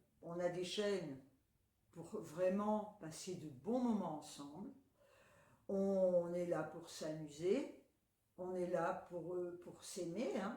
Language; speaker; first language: French; native; French